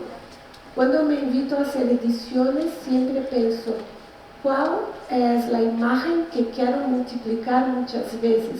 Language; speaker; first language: Spanish; non-native, learner; Portuguese